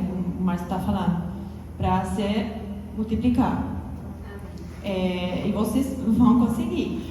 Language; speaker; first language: Portuguese; non-native, fluent; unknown